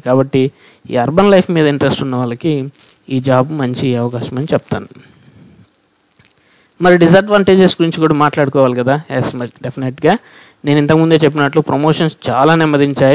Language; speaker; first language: Telugu; native; Telugu